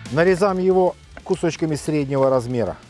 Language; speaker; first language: Russian; native; Russian